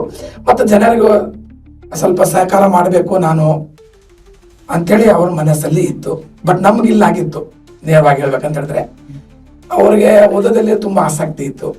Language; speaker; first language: Kannada; non-native, local second language; Urdu